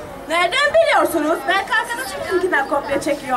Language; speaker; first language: Turkish; native; Turkish